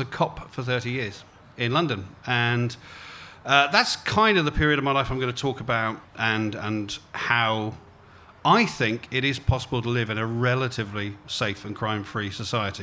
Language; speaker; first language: English; native; English